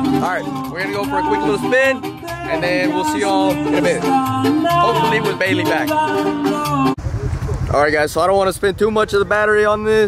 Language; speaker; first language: English; early bilingual, other home language; Spanish